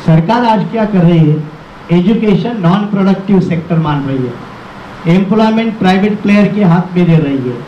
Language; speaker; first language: Hindi; non-native, local second language; Marathi